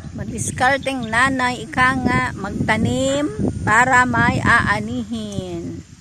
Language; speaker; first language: Filipino; non-native, local second language; Iloko